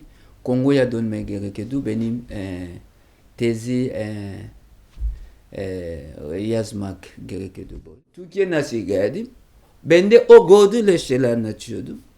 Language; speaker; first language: Turkish; non-native, learner; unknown